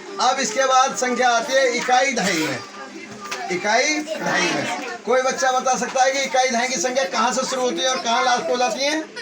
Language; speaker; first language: Hindi; native; Hindi